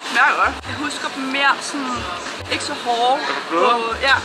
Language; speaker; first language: Danish; native; Danish